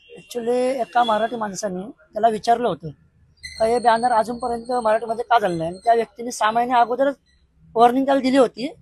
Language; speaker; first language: Marathi; native; Marathi